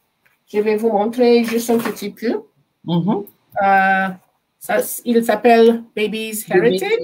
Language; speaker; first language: French; non-native, learner; English